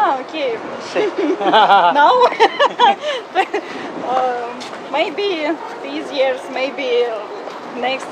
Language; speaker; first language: English; non-native, learner; Russian